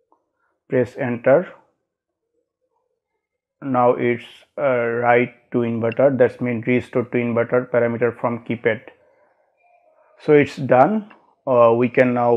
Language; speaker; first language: English; non-native, learner; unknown